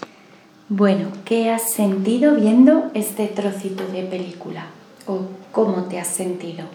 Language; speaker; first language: Spanish; native; Spanish